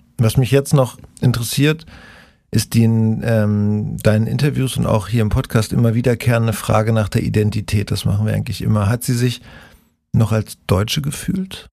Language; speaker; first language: German; native; German